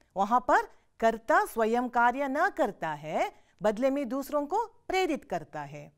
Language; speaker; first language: Hindi; non-native, local second language; Kannada